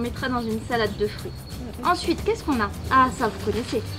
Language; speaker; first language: French; native; French